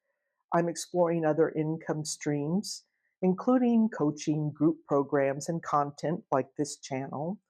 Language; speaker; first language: English; native; English